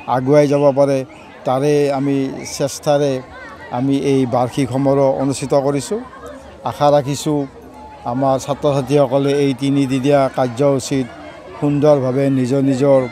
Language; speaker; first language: Assamese; native; Assamese